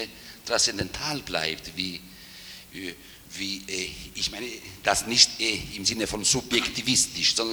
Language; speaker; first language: German; non-native, fluent; Italian